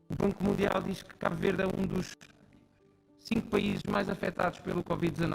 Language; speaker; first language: Portuguese; non-native, local second language; Kabuverdianu